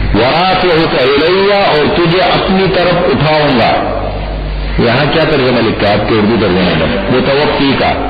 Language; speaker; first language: Urdu; non-native, local second language; Pashto